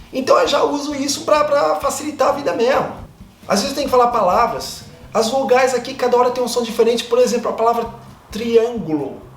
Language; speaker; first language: Portuguese; native; Portuguese